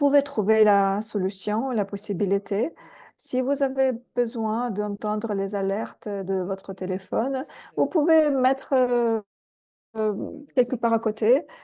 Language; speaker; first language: French; non-native, fluent; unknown